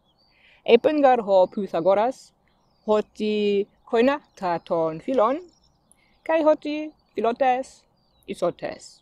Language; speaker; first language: Greek; non-native, fluent; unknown